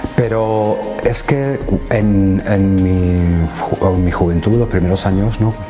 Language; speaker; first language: Spanish; native; Spanish